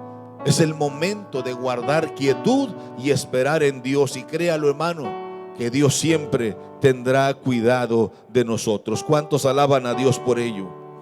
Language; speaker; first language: Spanish; native; Spanish